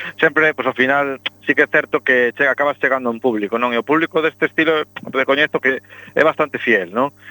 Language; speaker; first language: Galician; non-native, local second language; Spanish